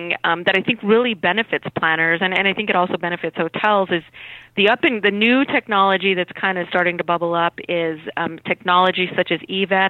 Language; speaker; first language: English; native; English